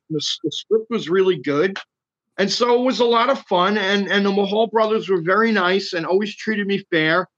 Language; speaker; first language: English; native; English